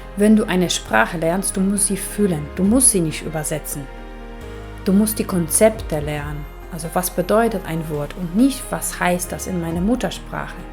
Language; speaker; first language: German; non-native, fluent; Polish